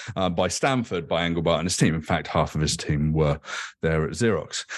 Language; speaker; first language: English; native; English